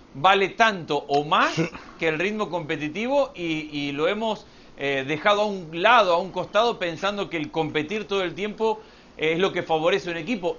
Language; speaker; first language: Spanish; native; Spanish